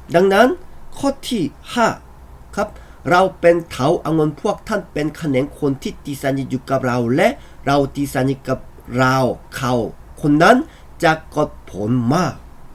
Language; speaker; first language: Thai; non-native, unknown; Korean